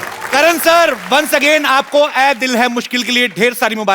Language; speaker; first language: Hindi; native; Hindi